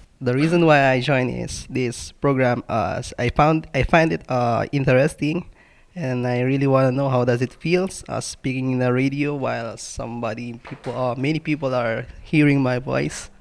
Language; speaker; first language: English; non-native, local second language; Filipino